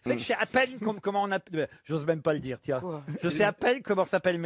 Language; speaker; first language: French; native; French